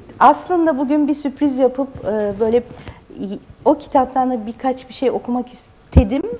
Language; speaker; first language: Turkish; native; Turkish